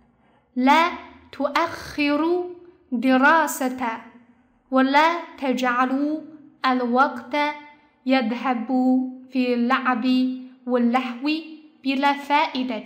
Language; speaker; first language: Arabic; non-native, fluent; Chinese